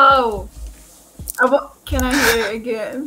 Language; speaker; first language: English; non-native, fluent; Slovak